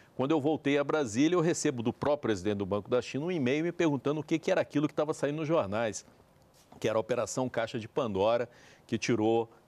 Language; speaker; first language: Portuguese; native; Portuguese